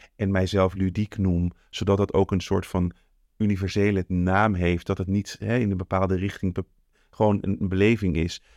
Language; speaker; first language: Dutch; native; Dutch